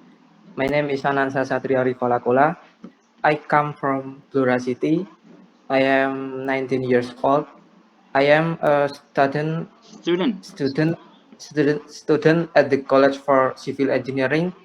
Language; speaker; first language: English; non-native, learner; Indonesian